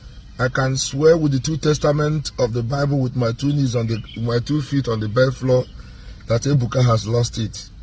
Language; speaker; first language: English; non-native, local second language; Igbo